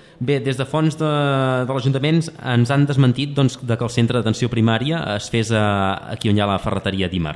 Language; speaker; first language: Catalan; native; Catalan